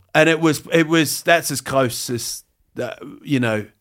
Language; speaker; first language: English; native; English